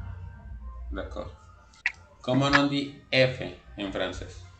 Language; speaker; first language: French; non-native, fluent; Spanish